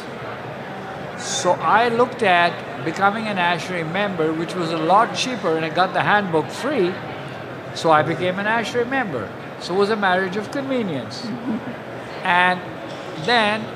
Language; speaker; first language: English; non-native, local second language; Punjabi